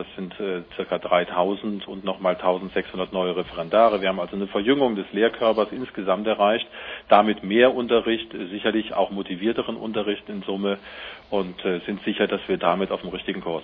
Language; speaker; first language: German; native; German